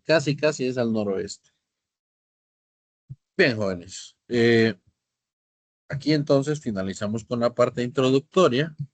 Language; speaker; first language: Spanish; native; Spanish